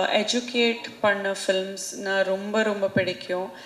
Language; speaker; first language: Tamil; non-native, local second language; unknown